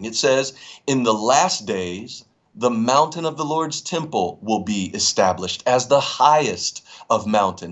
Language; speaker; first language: English; native; English